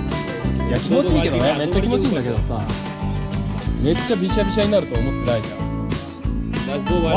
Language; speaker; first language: Japanese; native; Japanese